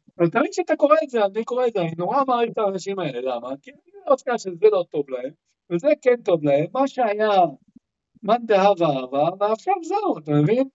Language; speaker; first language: Hebrew; native; Hebrew